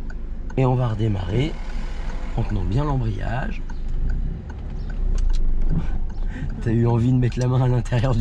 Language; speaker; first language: French; native; French